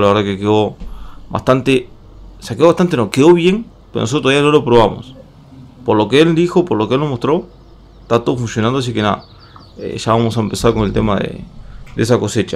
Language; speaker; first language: Spanish; native; Spanish